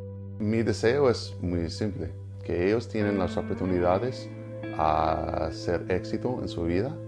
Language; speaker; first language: Spanish; non-native, learner; English